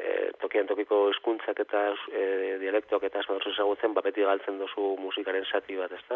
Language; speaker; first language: Basque; native; Basque